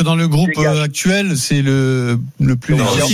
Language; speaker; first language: French; native; French